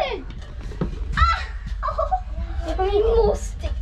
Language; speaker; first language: Swedish; early bilingual, other home language; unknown